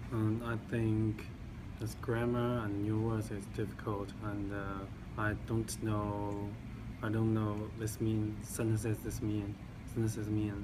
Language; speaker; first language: English; non-native, learner; Chinese